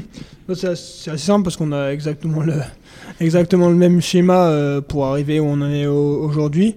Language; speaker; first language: French; native; French